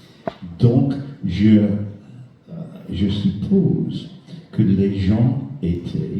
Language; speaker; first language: French; non-native, fluent; English